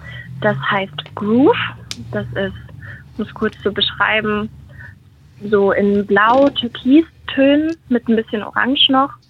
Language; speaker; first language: German; native; German